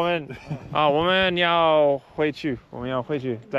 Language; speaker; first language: Chinese; non-native, learner; English